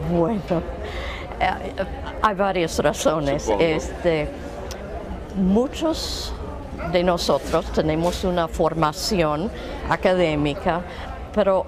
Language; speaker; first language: Spanish; non-native, fluent; English